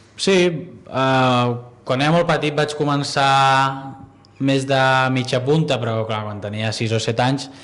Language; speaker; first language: Catalan; native; Catalan